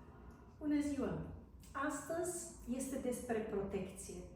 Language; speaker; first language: Romanian; non-native, fluent; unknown